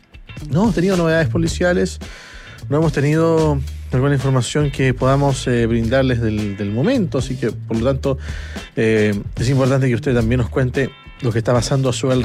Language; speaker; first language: Spanish; native; Spanish